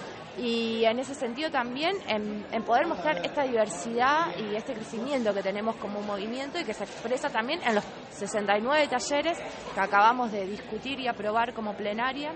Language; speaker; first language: Spanish; native; Spanish